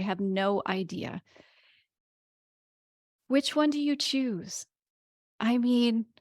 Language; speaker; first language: English; native; English